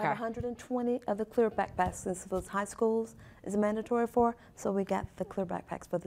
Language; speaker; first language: English; native; English